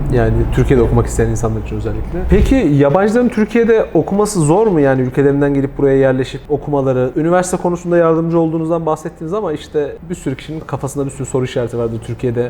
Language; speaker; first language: Turkish; native; Turkish